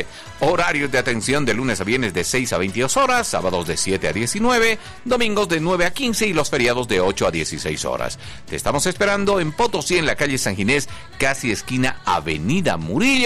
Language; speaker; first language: Spanish; native; Spanish